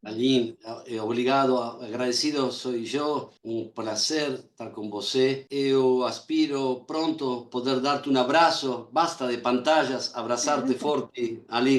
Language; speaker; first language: Spanish; native; Spanish